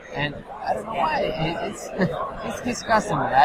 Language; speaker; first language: English; non-native, learner; Spanish